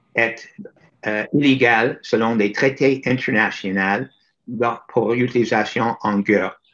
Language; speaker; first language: French; non-native, fluent; English